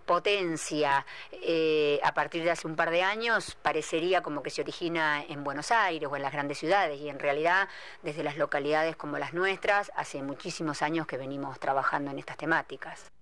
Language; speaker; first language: Spanish; native; Spanish